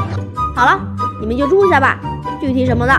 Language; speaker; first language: Chinese; native; Chinese